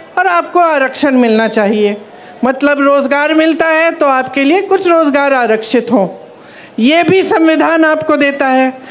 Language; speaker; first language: Hindi; native; Hindi